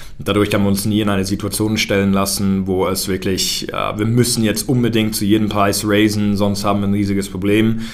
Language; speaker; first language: German; early bilingual, heritage; German